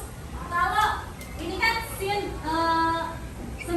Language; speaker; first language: Indonesian; native; Indonesian